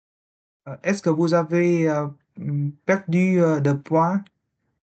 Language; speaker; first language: French; non-native, learner; Vietnamese